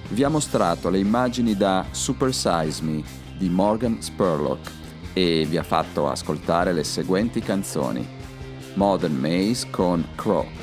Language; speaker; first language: Italian; native; Italian